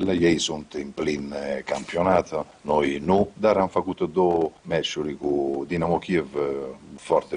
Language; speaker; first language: Romanian; non-native, fluent; Italian